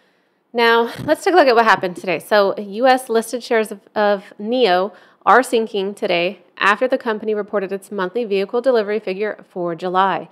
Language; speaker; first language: English; native; English